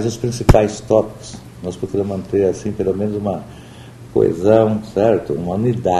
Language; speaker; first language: Portuguese; native; Portuguese